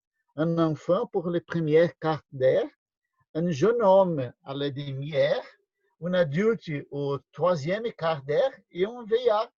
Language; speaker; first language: French; non-native, learner; Portuguese